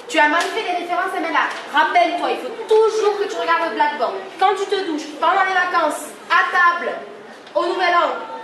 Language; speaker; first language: French; non-native, learner; Spanish